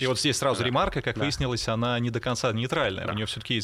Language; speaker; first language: Russian; native; Russian